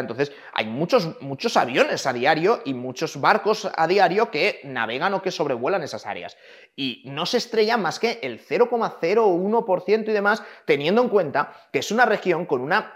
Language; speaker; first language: Spanish; native; Spanish